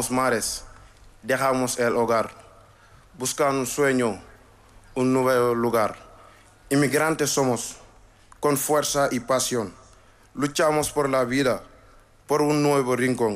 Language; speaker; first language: Spanish; non-native, learner; Wolof